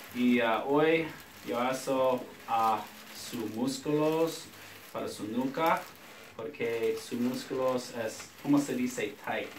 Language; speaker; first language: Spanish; non-native, learner; English